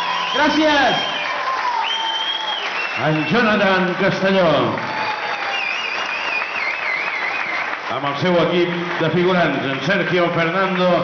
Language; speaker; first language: Catalan; native; Catalan